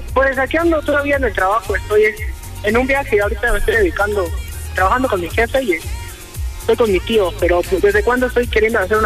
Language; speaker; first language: Spanish; native; Spanish